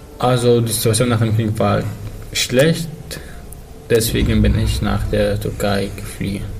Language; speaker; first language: German; non-native, learner; Arabic